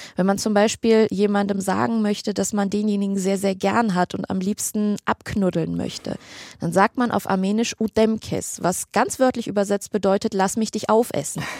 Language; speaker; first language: German; early bilingual, other home language; Armenian